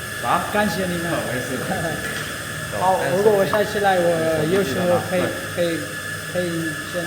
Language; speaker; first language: Chinese; non-native, fluent; Amharic